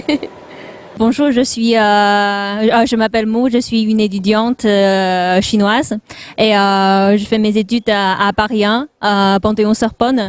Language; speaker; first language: French; non-native, fluent; Chinese